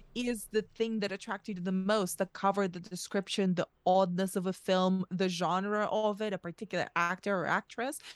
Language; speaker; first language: English; early bilingual, other home language; Russian